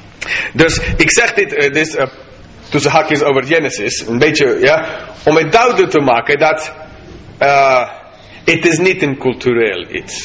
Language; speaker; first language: Dutch; non-native, fluent; English